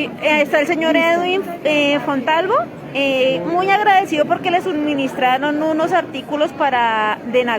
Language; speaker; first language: Spanish; native; Spanish